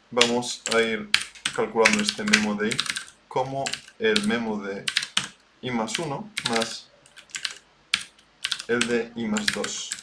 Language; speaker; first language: Spanish; native; Spanish